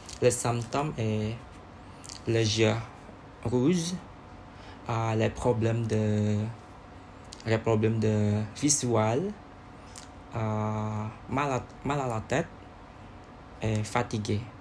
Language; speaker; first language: French; non-native, learner; Indonesian